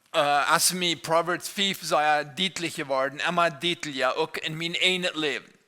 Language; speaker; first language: German; non-native, learner; Low German